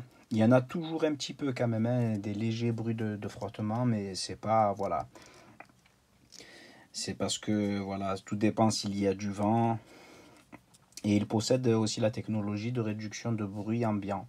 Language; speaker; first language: French; native; French